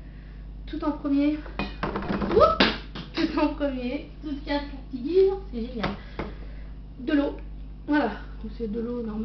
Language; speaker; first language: French; native; French